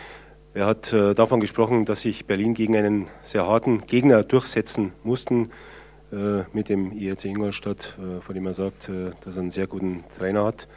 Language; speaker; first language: German; native; German